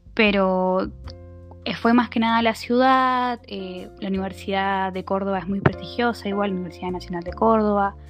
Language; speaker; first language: Spanish; native; Spanish